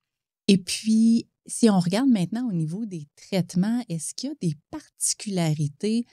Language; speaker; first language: French; native; French